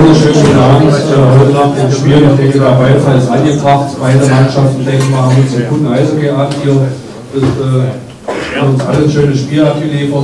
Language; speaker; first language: German; native; German